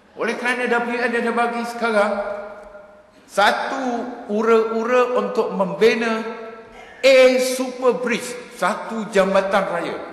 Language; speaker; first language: Malay; native; Malay